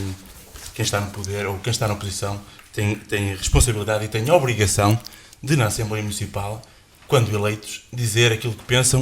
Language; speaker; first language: Portuguese; native; Portuguese